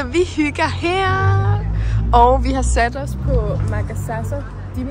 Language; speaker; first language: Danish; native; Danish